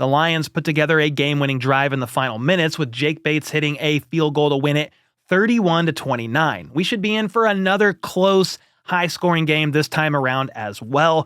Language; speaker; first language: English; native; English